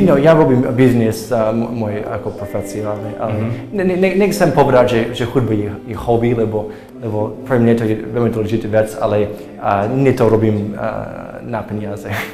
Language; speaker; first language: Slovak; non-native, learner; English